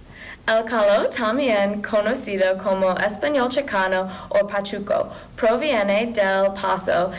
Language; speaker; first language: Spanish; non-native, learner; English